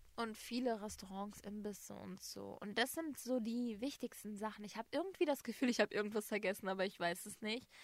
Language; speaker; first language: German; native; German